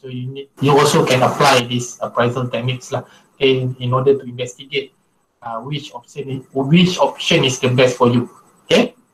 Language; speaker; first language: English; non-native, local second language; Malay